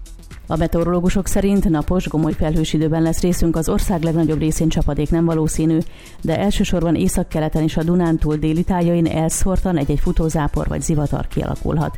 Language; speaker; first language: Hungarian; native; Hungarian